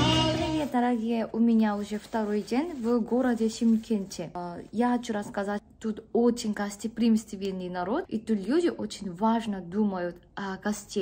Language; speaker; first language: Russian; non-native, learner; Korean